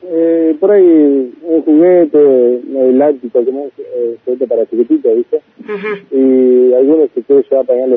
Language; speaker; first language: Spanish; native; Spanish